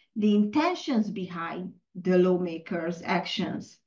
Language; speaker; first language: English; non-native, fluent; Hungarian